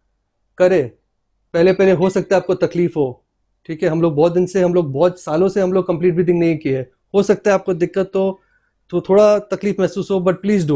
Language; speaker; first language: Hindi; native; Hindi